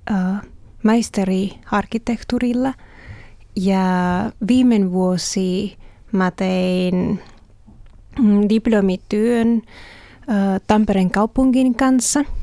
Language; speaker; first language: Finnish; non-native, learner; Spanish